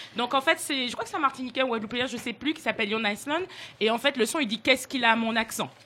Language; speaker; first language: French; native; French